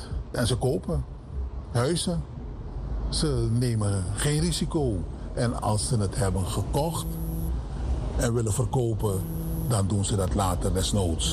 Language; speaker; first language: Dutch; native; Dutch